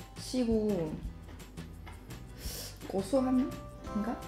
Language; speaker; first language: Korean; non-native, fluent; Swedish